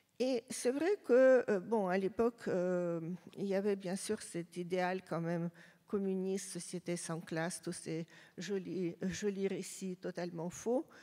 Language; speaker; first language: French; non-native, fluent; Russian